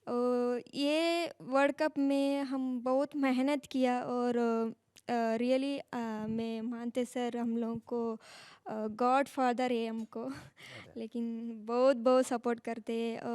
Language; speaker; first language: Hindi; non-native, local second language; Kannada